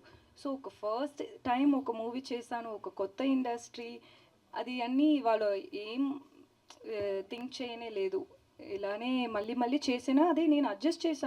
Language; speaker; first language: Telugu; non-native, learner; Tamil